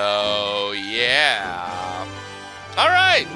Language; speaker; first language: English; native; English